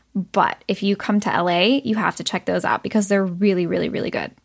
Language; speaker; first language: English; native; English